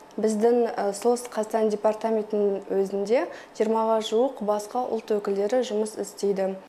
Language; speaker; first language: Kazakh; non-native, local second language; Russian